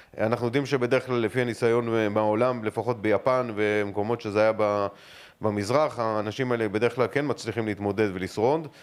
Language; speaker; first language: Hebrew; native; Hebrew